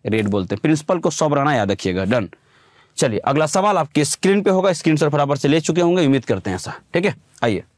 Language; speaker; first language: Hindi; native; Hindi